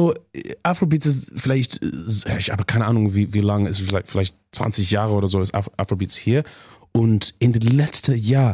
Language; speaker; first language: German; non-native, learner; English